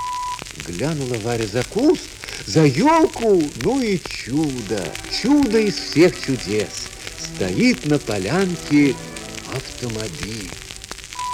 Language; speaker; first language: Russian; native; Russian